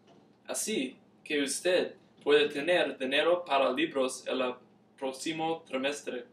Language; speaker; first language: Spanish; non-native, learner; English